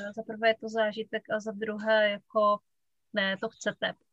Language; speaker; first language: Czech; native; Czech